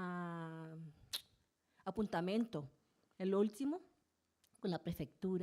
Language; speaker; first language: Italian; non-native, learner; Spanish